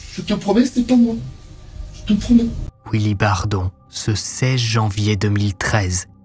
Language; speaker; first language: French; native; French